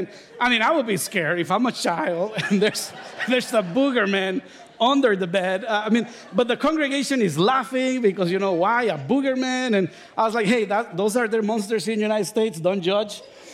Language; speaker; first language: English; non-native, fluent; Spanish